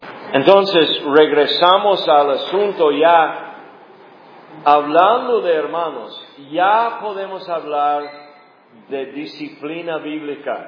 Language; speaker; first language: Spanish; non-native, fluent; English